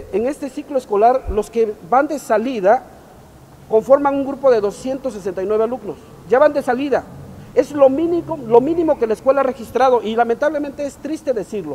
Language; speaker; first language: Spanish; native; Spanish